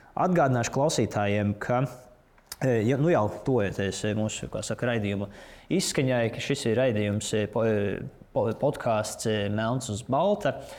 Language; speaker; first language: Latvian; native; Latvian